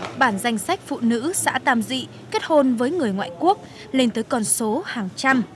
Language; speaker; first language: Vietnamese; native; Vietnamese